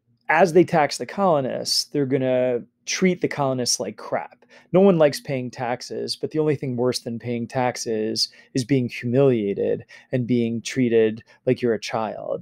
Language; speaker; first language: English; native; English